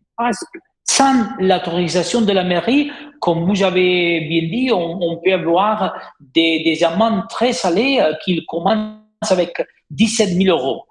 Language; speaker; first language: French; non-native, fluent; Italian